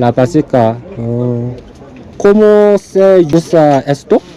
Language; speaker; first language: Spanish; non-native, learner; Korean